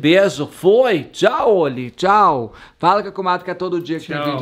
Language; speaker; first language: Portuguese; native; Portuguese